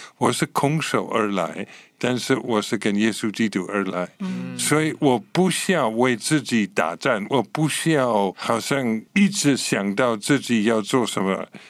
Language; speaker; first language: Chinese; non-native, fluent; English